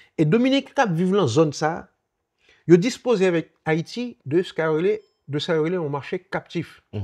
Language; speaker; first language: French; non-native, local second language; Haitian Creole